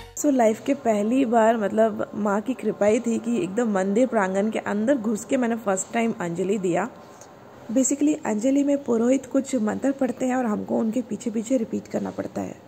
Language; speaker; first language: Hindi; non-native, local second language; Bangla